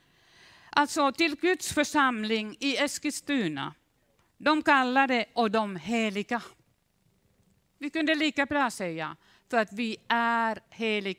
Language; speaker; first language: Swedish; non-native, fluent; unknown